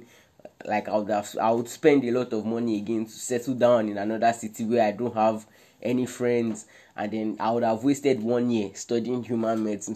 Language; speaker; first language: English; non-native, local second language; Yoruba